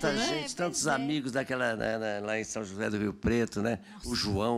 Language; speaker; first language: Portuguese; native; Portuguese